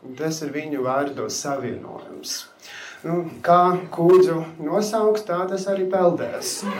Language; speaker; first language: Latvian; non-native, local second language; Russian